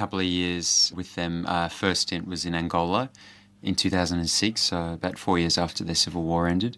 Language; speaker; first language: English; native; English